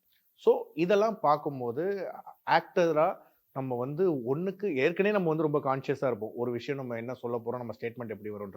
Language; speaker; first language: Tamil; native; Tamil